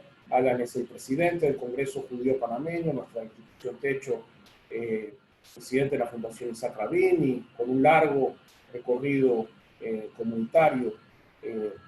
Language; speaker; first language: Spanish; native; Spanish